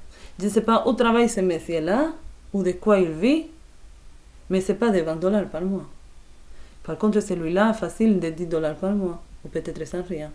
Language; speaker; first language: French; non-native, fluent; Spanish